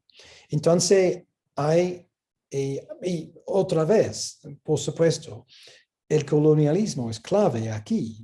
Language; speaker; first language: Spanish; non-native, fluent; English